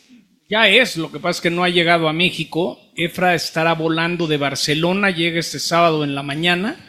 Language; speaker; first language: Spanish; native; Spanish